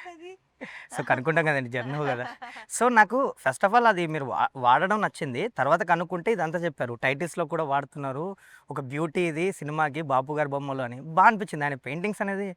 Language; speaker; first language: Telugu; native; Telugu